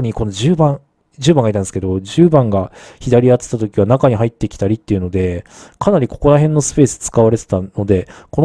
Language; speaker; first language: Japanese; native; Japanese